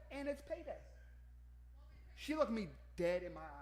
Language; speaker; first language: English; native; English